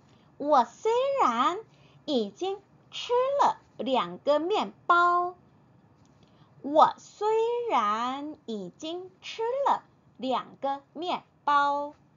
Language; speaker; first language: Chinese; non-native, fluent; Korean